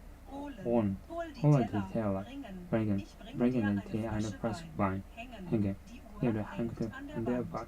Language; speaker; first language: German; non-native, learner; Japanese